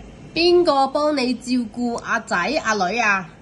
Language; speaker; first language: Cantonese; native; Cantonese